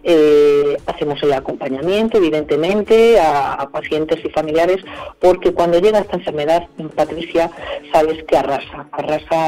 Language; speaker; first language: Spanish; native; Spanish